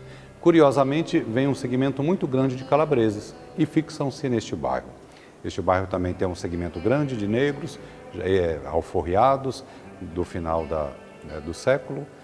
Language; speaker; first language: Portuguese; native; Portuguese